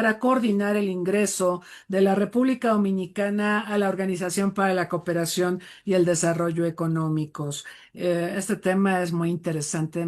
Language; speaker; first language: Spanish; native; Spanish